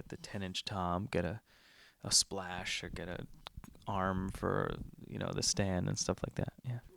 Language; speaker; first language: English; native; English